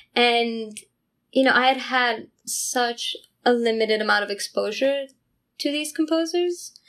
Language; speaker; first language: English; non-native, fluent; Italian